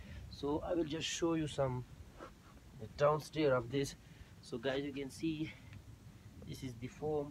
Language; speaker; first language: English; non-native, local second language; Urdu